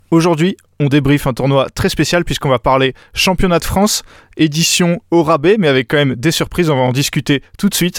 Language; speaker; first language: French; native; French